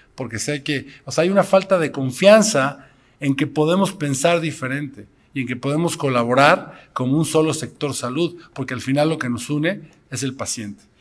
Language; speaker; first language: Spanish; native; Spanish